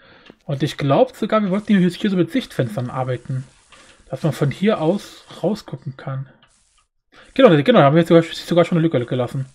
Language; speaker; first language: German; native; German